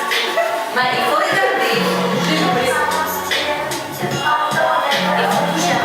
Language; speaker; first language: French; non-native, fluent; Ukrainian